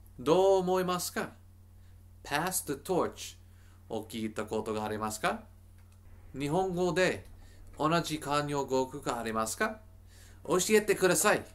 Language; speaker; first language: Japanese; non-native, learner; English